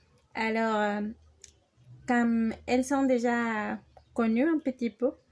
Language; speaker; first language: French; non-native, learner; Spanish